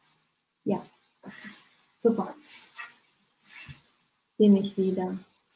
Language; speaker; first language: German; non-native, learner; Russian